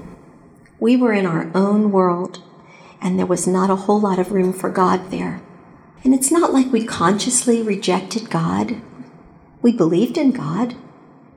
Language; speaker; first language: English; native; English